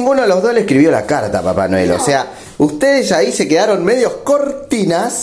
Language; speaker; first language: Spanish; native; Spanish